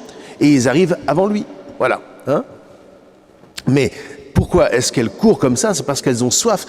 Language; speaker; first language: French; native; French